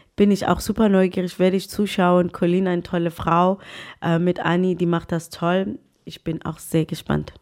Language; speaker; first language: German; non-native, fluent; Tswana